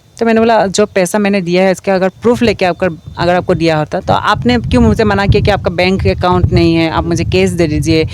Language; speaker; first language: Hindi; non-native, local second language; Assamese